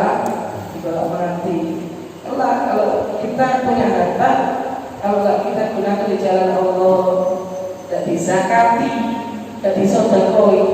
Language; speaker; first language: Indonesian; native; Indonesian